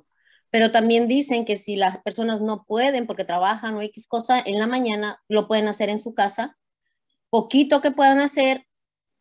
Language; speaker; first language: Spanish; native; Spanish